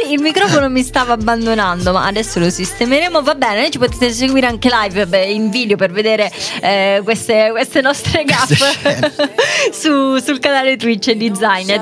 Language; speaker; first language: Italian; native; Italian